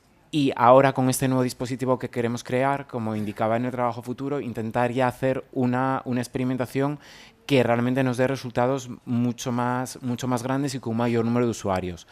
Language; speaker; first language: Spanish; native; Spanish